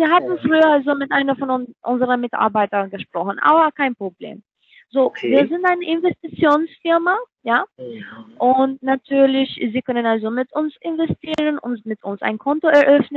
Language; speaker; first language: German; non-native, fluent; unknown